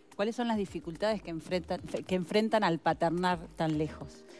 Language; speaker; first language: Spanish; native; Spanish